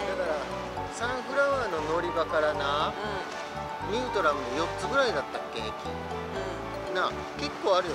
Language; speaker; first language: Japanese; native; Japanese